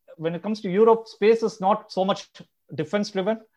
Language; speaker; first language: English; non-native, local second language; Telugu